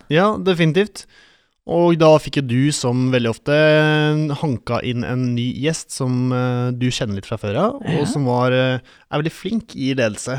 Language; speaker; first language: Norwegian; native; Norwegian